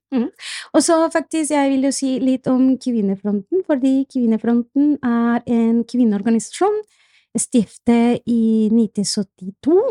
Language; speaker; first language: Norwegian; non-native, fluent; Spanish